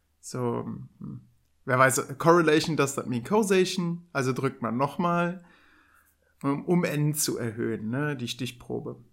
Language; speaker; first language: German; native; German